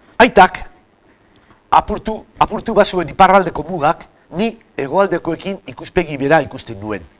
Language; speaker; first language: Basque; native; Basque